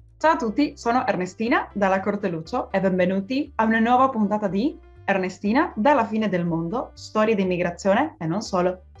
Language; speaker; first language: Italian; non-native, fluent; Spanish